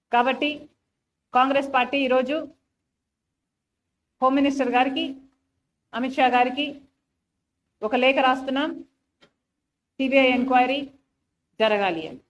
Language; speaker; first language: Telugu; native; Telugu